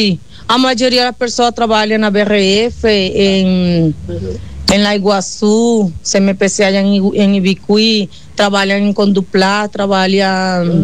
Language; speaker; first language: Portuguese; non-native, learner; Spanish